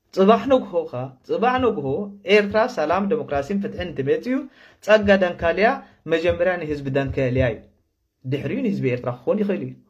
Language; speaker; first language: Tigrinya; non-native, local second language; Afar